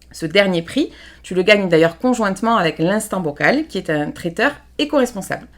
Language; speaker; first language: French; native; French